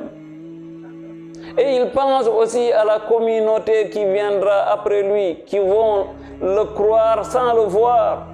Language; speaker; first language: French; non-native, local second language; Wolof